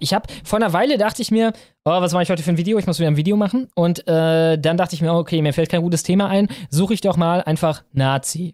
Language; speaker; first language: German; native; German